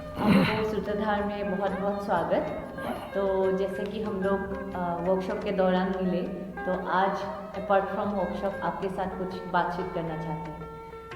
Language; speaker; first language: Hindi; non-native, local second language; Assamese